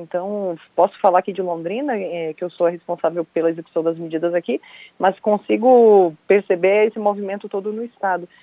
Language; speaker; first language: Portuguese; native; Portuguese